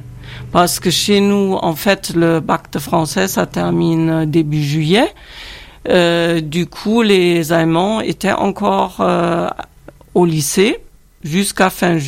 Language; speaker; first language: French; non-native, fluent; German